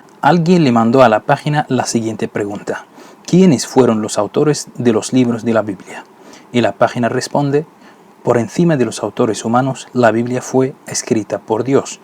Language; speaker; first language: Spanish; non-native, fluent; Arabic